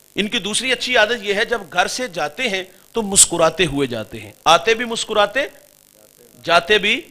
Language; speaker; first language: Urdu; non-native, local second language; Punjabi